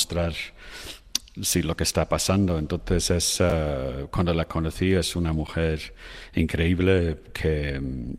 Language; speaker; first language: Spanish; non-native, fluent; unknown